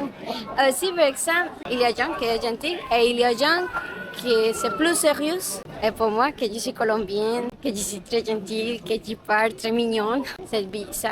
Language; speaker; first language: French; non-native, learner; Spanish